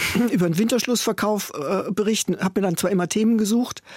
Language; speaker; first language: German; native; German